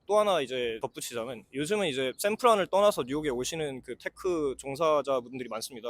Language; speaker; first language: Korean; early bilingual, heritage; Korean